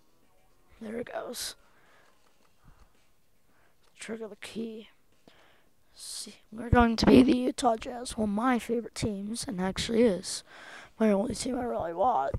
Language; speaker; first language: English; native; English